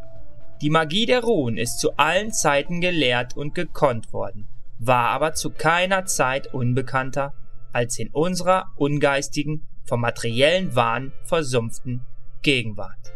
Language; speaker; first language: German; native; German